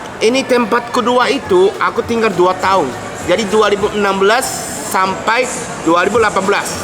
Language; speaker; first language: Indonesian; non-native, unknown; Japanese